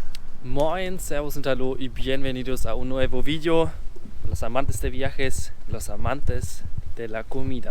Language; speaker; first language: Spanish; non-native, learner; German